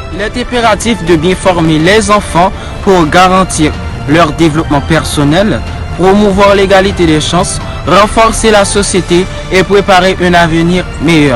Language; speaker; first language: French; non-native, local second language; Haitian Creole